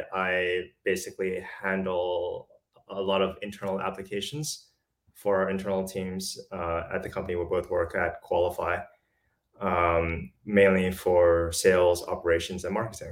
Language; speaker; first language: English; early bilingual, other home language; Chinese